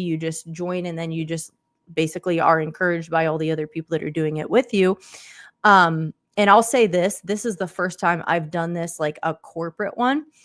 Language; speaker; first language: English; native; English